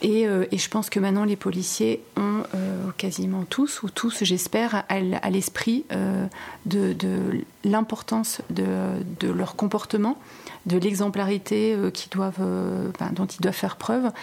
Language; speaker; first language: French; native; French